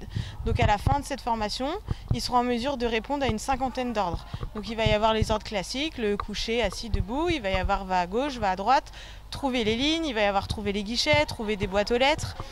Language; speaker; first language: French; native; French